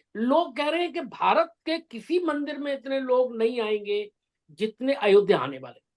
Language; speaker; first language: Hindi; native; Hindi